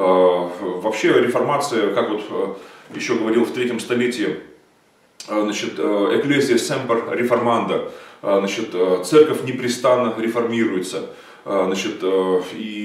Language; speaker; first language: Russian; native; Russian